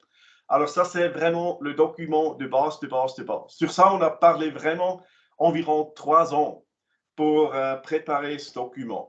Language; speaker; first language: French; non-native, local second language; German